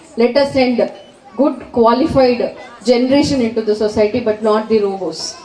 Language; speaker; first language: English; non-native, local second language; Telugu